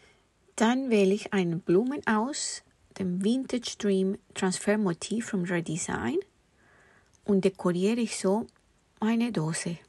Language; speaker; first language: German; non-native, fluent; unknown